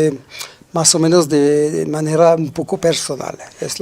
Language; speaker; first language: Spanish; non-native, fluent; French